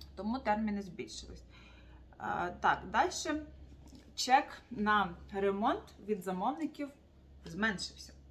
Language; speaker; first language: Ukrainian; native; Ukrainian